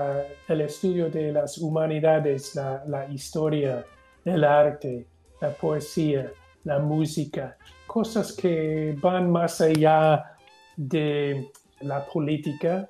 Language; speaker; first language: Spanish; non-native, fluent; English